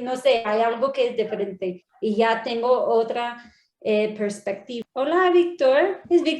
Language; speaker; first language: Spanish; non-native, learner; English